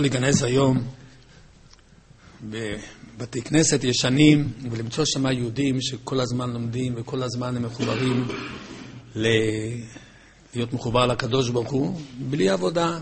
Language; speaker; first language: Hebrew; native; Hebrew